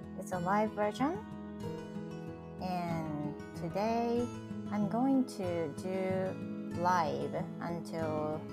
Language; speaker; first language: English; non-native, fluent; Japanese